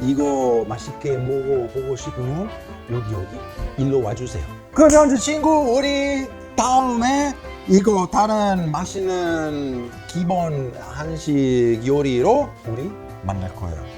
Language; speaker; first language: Korean; non-native, learner; Italian